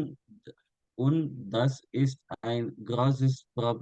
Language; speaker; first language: German; non-native, learner; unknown